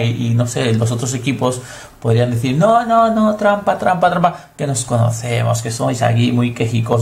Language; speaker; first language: Spanish; native; Spanish